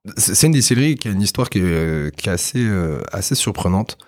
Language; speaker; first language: French; native; French